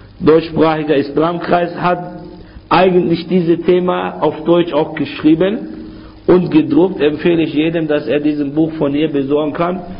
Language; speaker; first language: German; non-native, fluent; Arabic